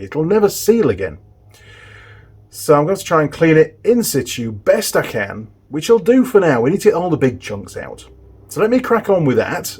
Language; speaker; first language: English; native; English